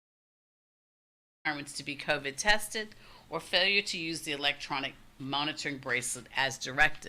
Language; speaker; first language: English; native; English